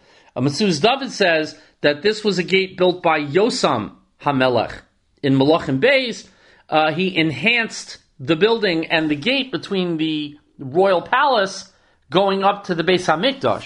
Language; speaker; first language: English; native; English